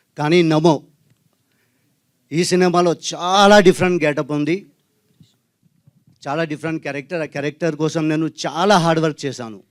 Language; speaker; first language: Telugu; non-native, learner; Hindi